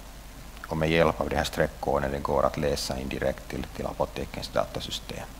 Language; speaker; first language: Swedish; non-native, local second language; Finnish